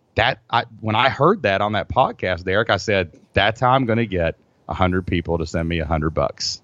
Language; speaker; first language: English; native; English